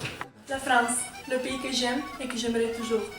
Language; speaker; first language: French; non-native, learner; Romanian